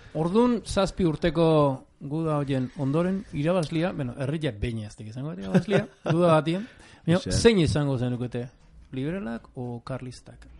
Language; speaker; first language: Basque; native; Basque